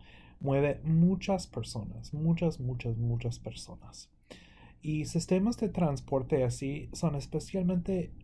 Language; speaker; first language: Spanish; non-native, fluent; English